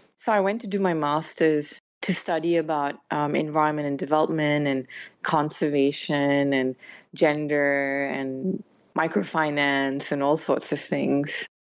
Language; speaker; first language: English; native; English